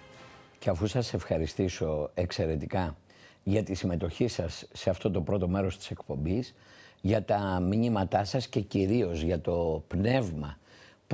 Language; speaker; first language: Greek; native; Greek